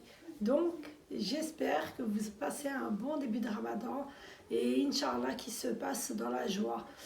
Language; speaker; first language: French; native; French